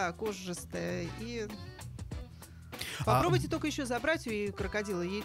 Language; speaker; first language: Russian; native; Russian